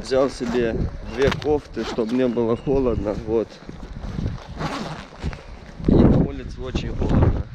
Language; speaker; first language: Russian; non-native, fluent; Romanian